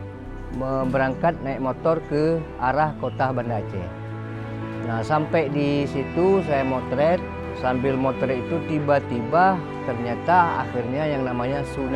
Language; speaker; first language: Indonesian; non-native, local second language; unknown